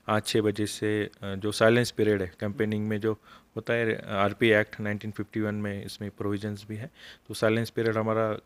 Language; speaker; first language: Hindi; non-native, local second language; Marathi